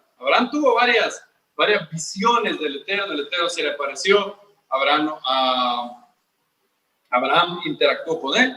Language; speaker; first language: Spanish; native; Spanish